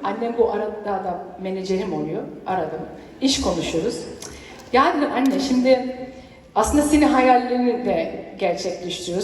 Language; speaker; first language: Turkish; early bilingual, heritage; Turkish